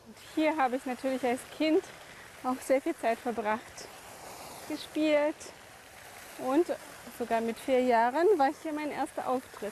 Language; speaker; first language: German; native; German